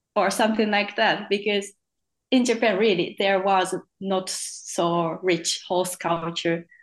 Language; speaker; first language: English; non-native, fluent; Japanese